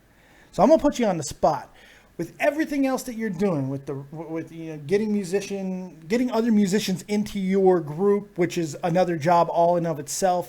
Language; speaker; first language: English; native; English